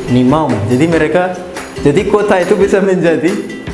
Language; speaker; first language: Malay; non-native, fluent; Malagasy